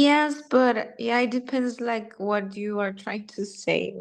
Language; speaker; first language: English; non-native, fluent; Spanish